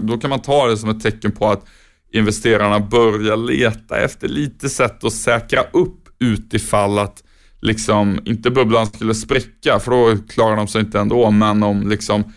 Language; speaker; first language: Swedish; native; Swedish